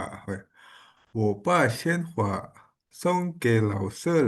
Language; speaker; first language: Chinese; non-native, learner; Indonesian